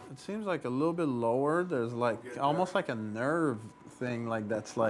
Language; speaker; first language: English; non-native, fluent; French